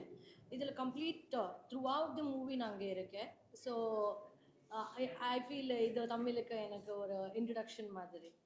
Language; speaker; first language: Tamil; non-native, learner; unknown